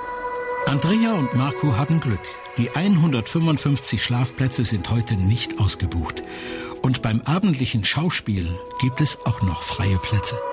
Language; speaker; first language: German; native; German